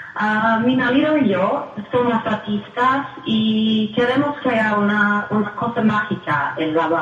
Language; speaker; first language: Spanish; non-native, fluent; English